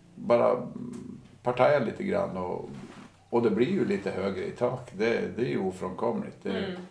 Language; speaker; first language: Swedish; native; Swedish